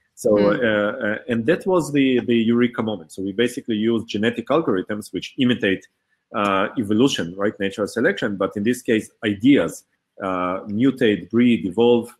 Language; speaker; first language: English; early bilingual, other home language; Hebrew